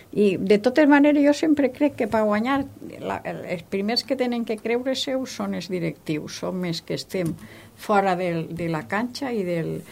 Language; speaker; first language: Catalan; native; Catalan